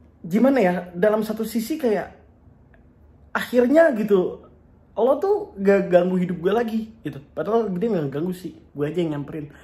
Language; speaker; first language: Indonesian; native; Indonesian